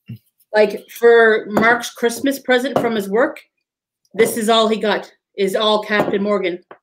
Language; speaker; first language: English; native; English